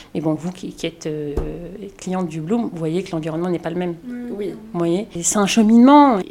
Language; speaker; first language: French; native; French